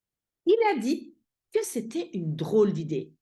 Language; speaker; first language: French; non-native, fluent; Dutch